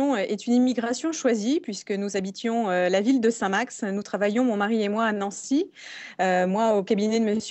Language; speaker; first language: French; native; French